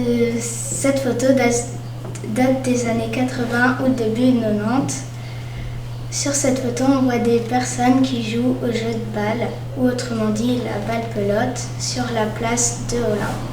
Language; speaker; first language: French; native; French